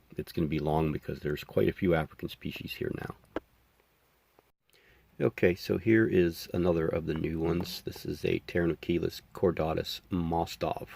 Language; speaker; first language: English; native; English